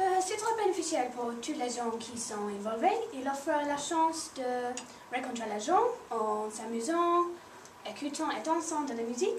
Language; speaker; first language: French; non-native, learner; English